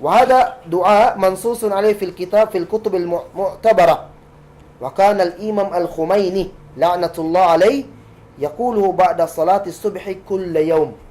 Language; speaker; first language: Arabic; non-native, fluent; Cebuano